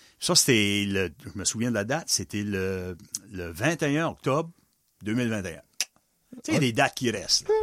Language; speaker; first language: French; non-native, local second language; English